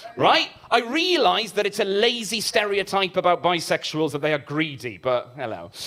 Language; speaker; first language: English; native; English